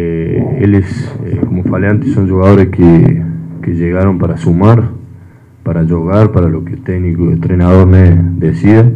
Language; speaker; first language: Portuguese; non-native, fluent; Spanish